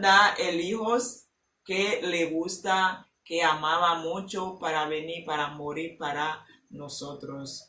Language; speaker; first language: Spanish; non-native, learner; Haitian Creole